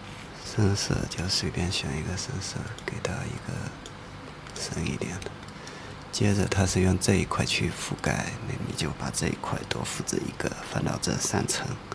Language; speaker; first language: Chinese; native; Chinese